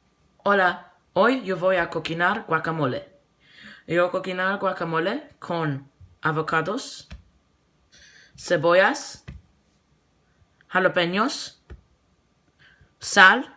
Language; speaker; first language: Spanish; non-native, learner; English